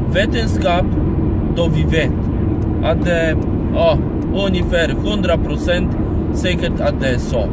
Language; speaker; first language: Swedish; non-native, fluent; Polish